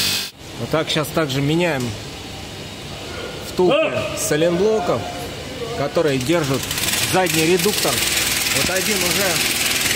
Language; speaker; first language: Russian; native; Russian